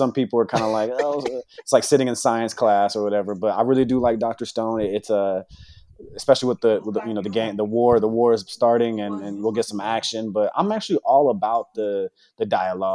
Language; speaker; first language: English; native; English